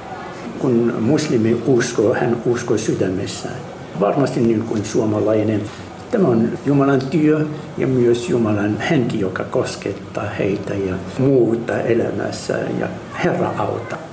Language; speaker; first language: Finnish; non-native, learner; Arabic